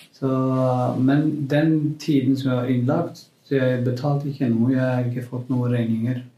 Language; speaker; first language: Norwegian; non-native, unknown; Kurdish